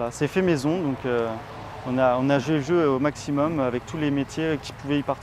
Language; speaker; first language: French; native; French